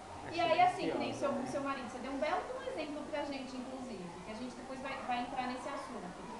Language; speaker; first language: Portuguese; native; Portuguese